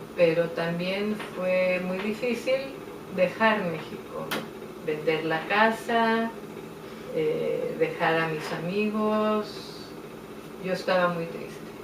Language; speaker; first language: Spanish; native; Spanish